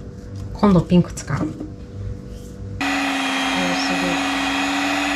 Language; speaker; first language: Japanese; non-native, learner; Russian